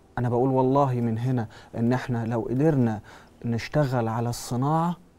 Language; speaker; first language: Arabic; native; Arabic